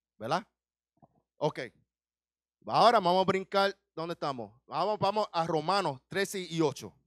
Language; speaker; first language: Spanish; early bilingual, heritage; Spanish